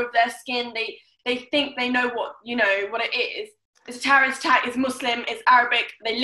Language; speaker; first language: English; native; English